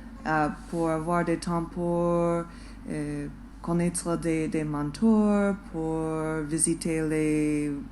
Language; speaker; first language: French; non-native, fluent; English